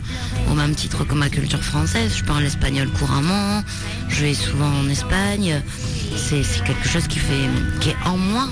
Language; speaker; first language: French; native; French